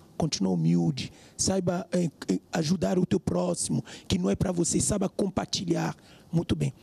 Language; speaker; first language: Portuguese; non-native, fluent; French